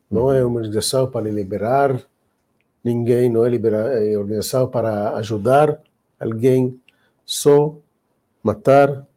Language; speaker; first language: Portuguese; non-native, learner; Hebrew